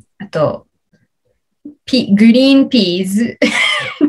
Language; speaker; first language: Japanese; non-native, learner; English